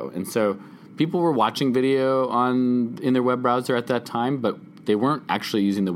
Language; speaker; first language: English; native; English